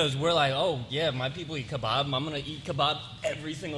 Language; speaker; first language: English; early bilingual, other home language; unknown